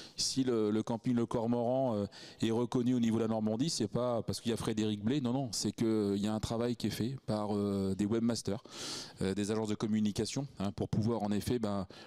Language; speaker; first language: French; native; French